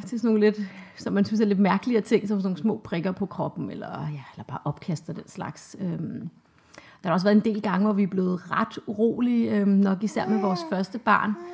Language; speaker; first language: Danish; native; Danish